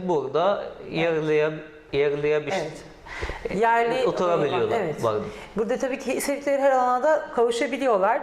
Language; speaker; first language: Turkish; non-native, learner; Arabic